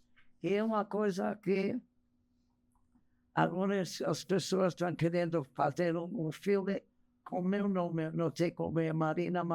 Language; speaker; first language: Portuguese; non-native, fluent; English